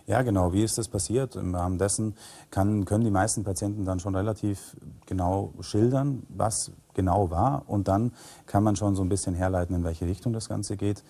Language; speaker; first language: German; native; German